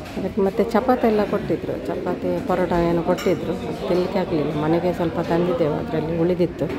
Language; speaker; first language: Kannada; non-native, local second language; Tulu